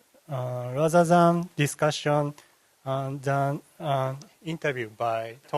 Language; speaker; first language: English; non-native, learner; Japanese